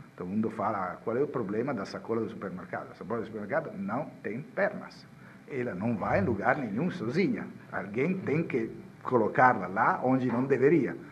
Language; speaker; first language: Portuguese; non-native, fluent; Italian